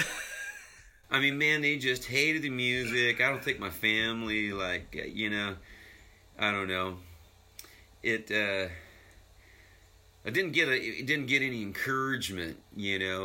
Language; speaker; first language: English; native; English